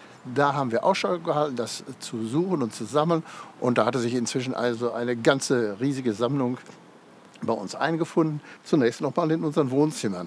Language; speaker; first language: German; native; German